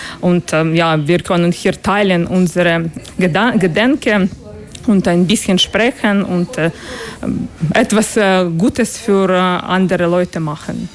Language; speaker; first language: German; non-native, learner; Russian